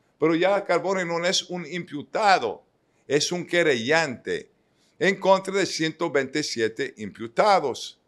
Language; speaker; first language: Spanish; non-native, fluent; English